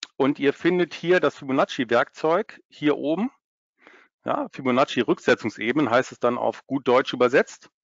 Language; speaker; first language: German; native; German